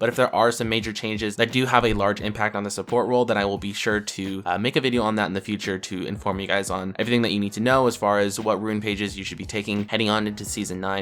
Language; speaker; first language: English; native; English